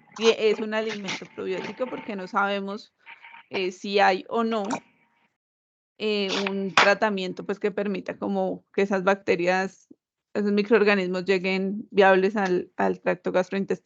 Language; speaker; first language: Spanish; native; Spanish